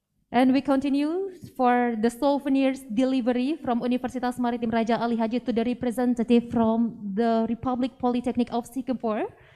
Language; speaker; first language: English; non-native, fluent; Indonesian